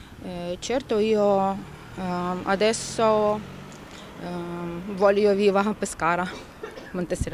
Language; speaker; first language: Italian; non-native, learner; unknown